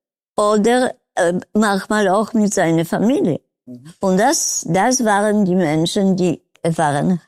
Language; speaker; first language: German; non-native, learner; Polish